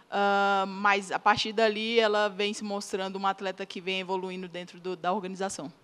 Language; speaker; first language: Portuguese; native; Portuguese